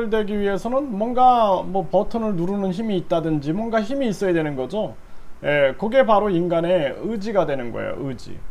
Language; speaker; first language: Korean; native; Korean